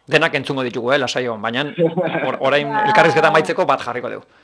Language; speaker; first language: Basque; native; Basque